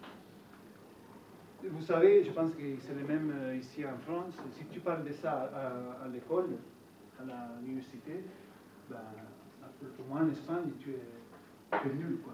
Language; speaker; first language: French; non-native, fluent; Italian